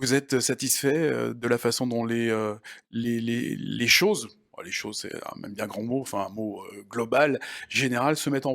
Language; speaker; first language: French; native; French